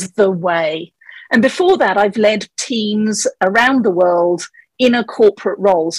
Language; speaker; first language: English; native; English